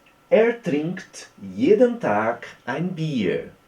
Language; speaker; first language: German; non-native, fluent; Portuguese